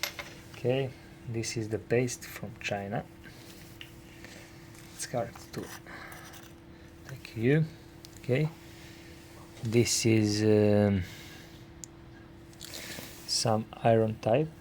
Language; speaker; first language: English; non-native, learner; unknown